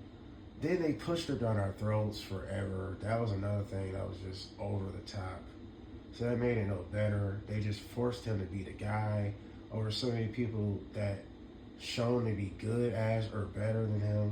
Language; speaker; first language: English; native; English